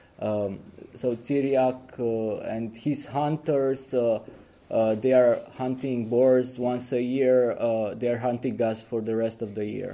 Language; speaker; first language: English; non-native, fluent; Romanian